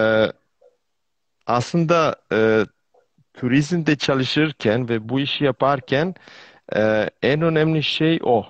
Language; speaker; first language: Turkish; non-native, fluent; Serbian